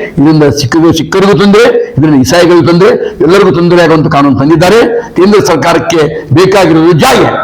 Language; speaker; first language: Kannada; non-native, local second language; Urdu